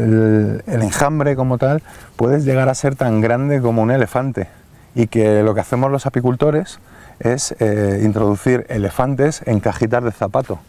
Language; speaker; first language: Spanish; native; Spanish